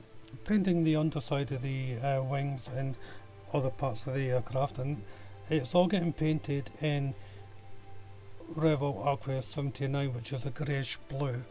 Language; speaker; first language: English; native; English